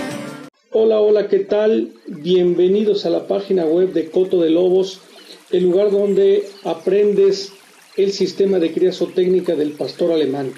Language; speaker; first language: Spanish; native; Spanish